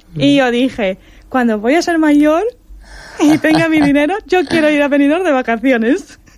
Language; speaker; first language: Spanish; non-native, fluent; Romanian